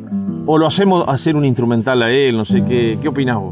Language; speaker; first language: Spanish; native; Spanish